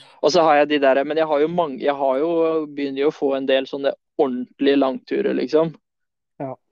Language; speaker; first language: Norwegian; early bilingual, other home language; Swedish